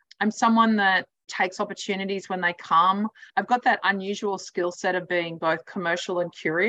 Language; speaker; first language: English; native; English